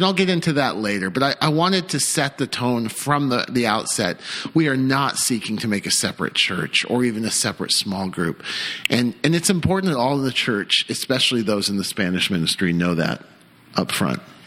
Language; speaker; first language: English; native; English